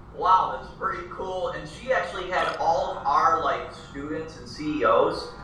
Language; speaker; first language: English; native; English